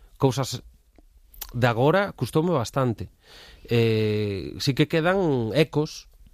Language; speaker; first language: Galician; native; Galician